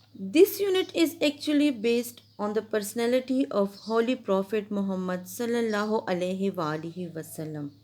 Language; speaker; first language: English; non-native, local second language; Urdu